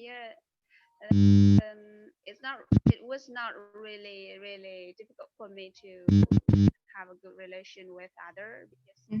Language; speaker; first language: English; non-native, fluent; Indonesian